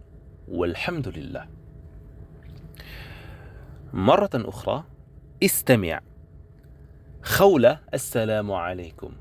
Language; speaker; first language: Arabic; non-native, fluent; Indonesian